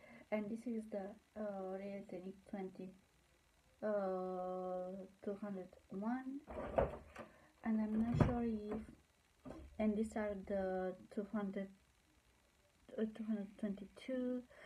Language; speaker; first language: English; non-native, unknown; Romanian